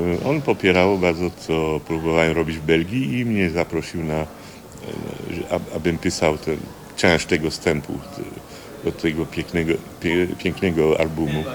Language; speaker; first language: Polish; early bilingual, heritage; French